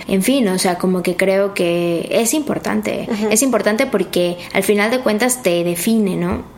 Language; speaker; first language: Spanish; native; Spanish